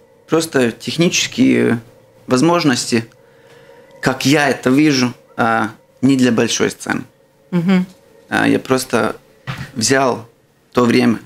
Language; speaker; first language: Russian; non-native, local second language; Latvian